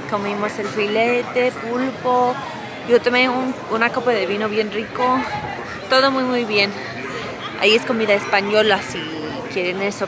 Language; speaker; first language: Spanish; non-native, fluent; English